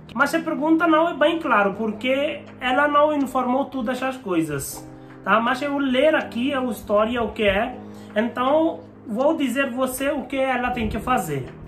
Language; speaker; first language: Portuguese; non-native, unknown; Hindi